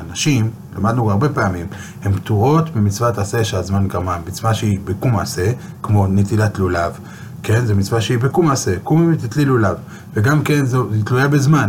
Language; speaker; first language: Hebrew; native; Hebrew